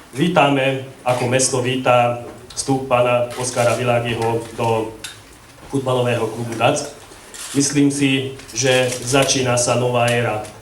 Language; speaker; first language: Slovak; non-native, local second language; Hungarian